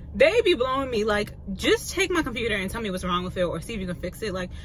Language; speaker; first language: English; native; English